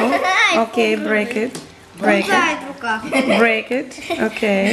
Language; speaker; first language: English; non-native, fluent; Russian